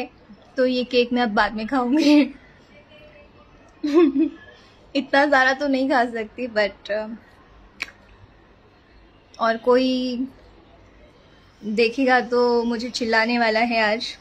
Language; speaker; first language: Hindi; native; Hindi